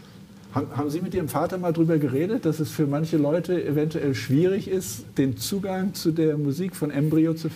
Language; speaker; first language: German; native; German